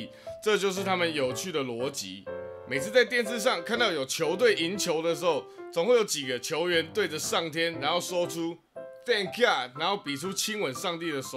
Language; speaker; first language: Chinese; native; Chinese